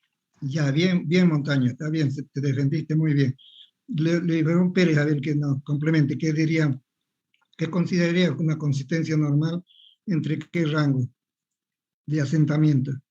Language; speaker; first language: Spanish; native; Spanish